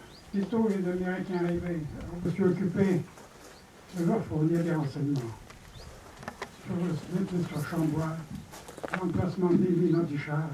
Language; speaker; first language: French; native; French